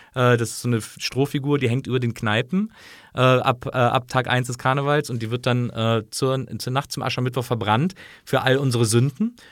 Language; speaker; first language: German; native; German